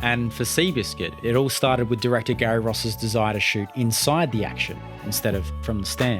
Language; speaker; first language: English; native; English